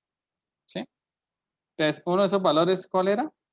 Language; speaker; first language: Spanish; native; Spanish